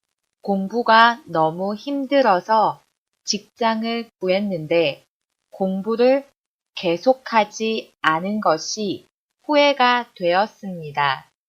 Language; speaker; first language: Korean; non-native, fluent; Chinese